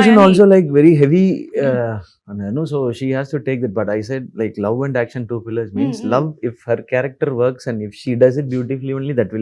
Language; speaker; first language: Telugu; non-native, learner; Tamil